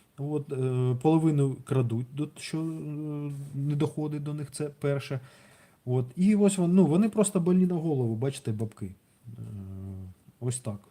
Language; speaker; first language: Ukrainian; non-native, local second language; Russian